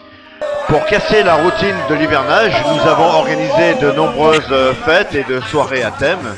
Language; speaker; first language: French; native; French